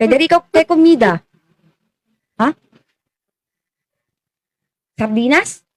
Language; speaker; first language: Spanish; non-native, learner; Filipino